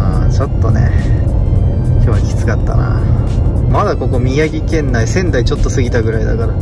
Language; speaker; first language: Japanese; native; Japanese